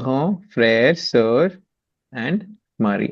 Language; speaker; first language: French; non-native, fluent; Hindi